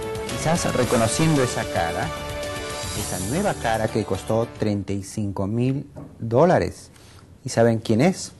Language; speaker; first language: Spanish; native; Spanish